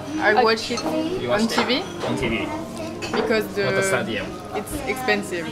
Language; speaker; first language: English; non-native, learner; French